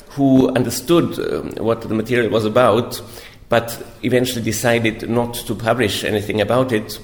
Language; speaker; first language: English; non-native, fluent; German